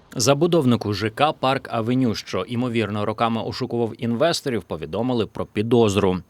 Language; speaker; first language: Ukrainian; native; Ukrainian